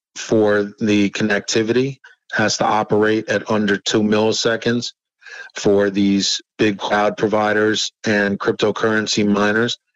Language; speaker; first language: English; native; English